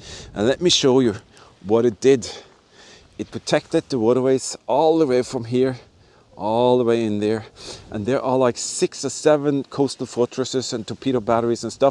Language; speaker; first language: English; non-native, fluent; Norwegian